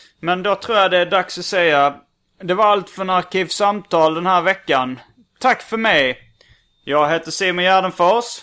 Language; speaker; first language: Swedish; native; Swedish